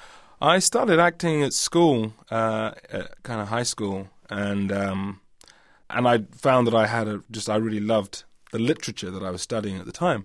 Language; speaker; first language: English; native; English